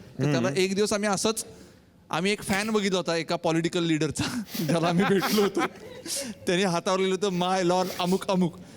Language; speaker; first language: Marathi; native; Marathi